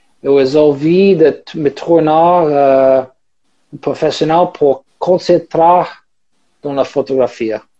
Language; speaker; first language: Portuguese; non-native, learner; English